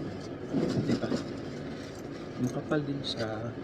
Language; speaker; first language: Filipino; native; Filipino